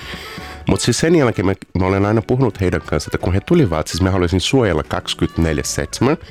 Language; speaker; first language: Finnish; non-native, learner; Portuguese